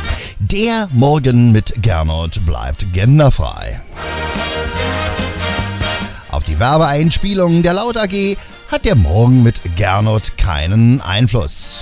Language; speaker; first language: German; native; German